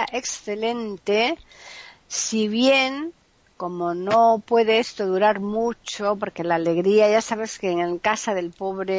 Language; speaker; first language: Spanish; native; Spanish